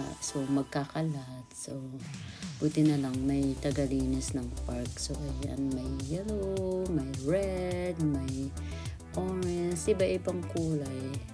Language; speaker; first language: Filipino; native; Filipino